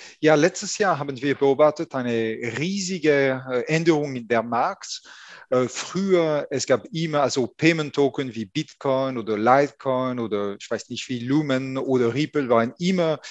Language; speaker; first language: German; non-native, fluent; French